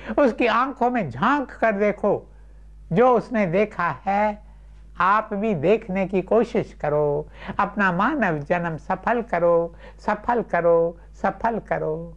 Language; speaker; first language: Urdu; non-native, local second language; Sindhi